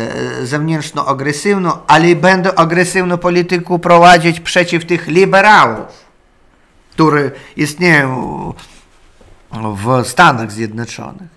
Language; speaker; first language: Polish; non-native, learner; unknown